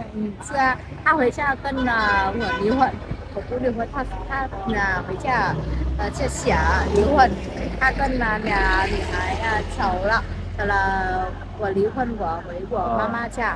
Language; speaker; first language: Chinese; non-native, learner; Vietnamese